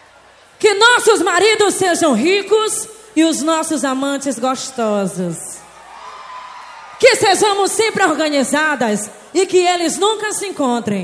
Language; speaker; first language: Portuguese; native; Portuguese